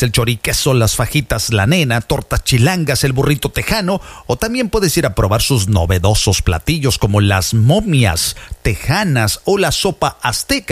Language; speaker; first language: Spanish; native; Spanish